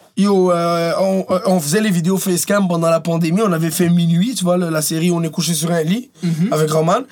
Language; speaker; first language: French; early bilingual, other home language; Arabic